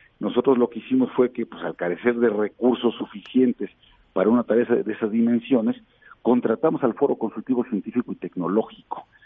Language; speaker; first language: Spanish; native; Spanish